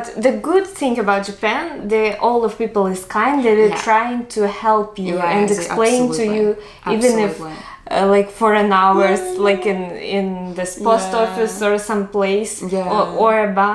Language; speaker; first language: English; non-native, learner; Russian